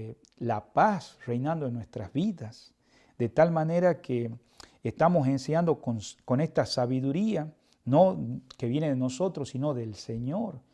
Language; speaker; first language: Spanish; native; Spanish